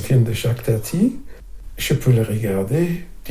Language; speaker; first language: French; non-native, fluent; German